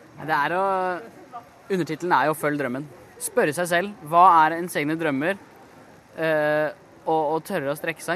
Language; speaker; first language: Norwegian; native; Norwegian